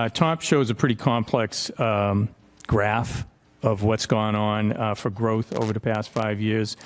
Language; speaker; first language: English; native; English